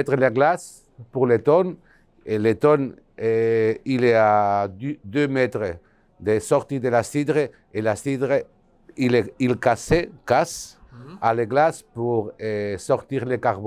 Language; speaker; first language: French; non-native, learner; Basque